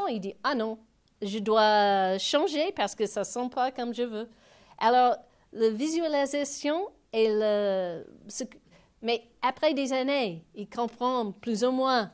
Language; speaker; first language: French; non-native, fluent; English